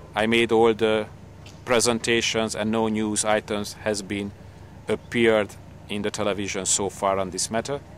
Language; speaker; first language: English; non-native, fluent; Hungarian